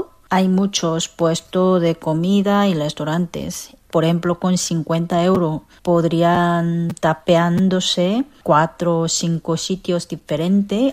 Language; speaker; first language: Spanish; non-native, fluent; Korean